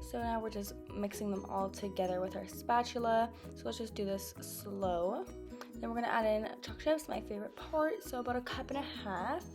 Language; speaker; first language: English; native; English